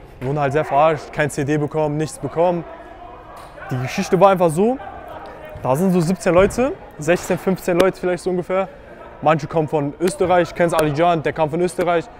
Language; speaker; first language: German; early bilingual, other home language; Kurdish